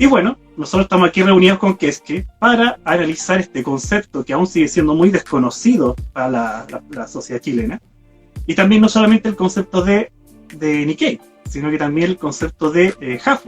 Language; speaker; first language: Spanish; native; Spanish